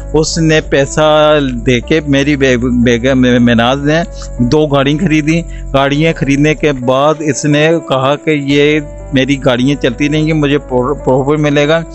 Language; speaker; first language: Urdu; non-native, local second language; Punjabi